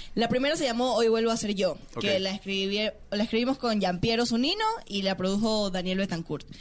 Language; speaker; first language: Spanish; native; Spanish